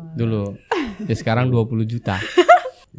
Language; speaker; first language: Indonesian; native; Indonesian